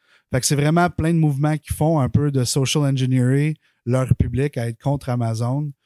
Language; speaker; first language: French; native; French